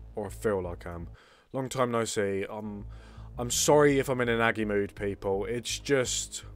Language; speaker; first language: English; native; English